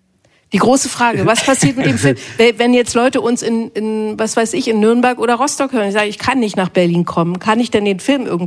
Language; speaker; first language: German; native; German